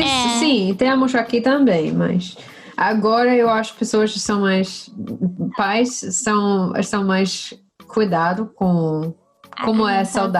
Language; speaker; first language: Portuguese; non-native, fluent; English